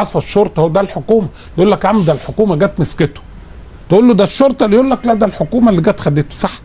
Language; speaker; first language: Arabic; native; Arabic